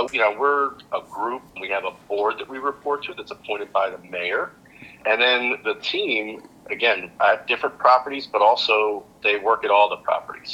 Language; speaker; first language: English; native; English